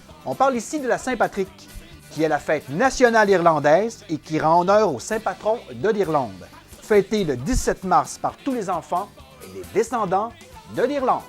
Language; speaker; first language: French; native; French